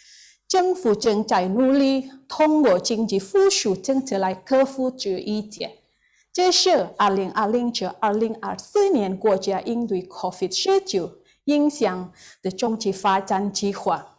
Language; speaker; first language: Chinese; non-native, learner; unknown